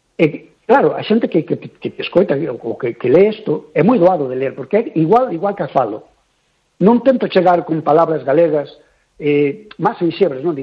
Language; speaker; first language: Galician; native; Galician